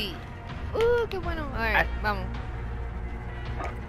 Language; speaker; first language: Spanish; early bilingual, heritage; Spanish